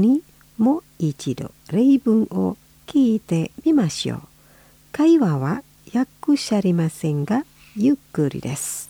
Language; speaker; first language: Japanese; non-native, fluent; Indonesian